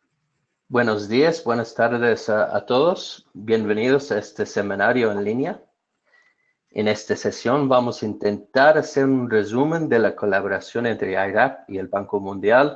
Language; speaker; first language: Spanish; non-native, fluent; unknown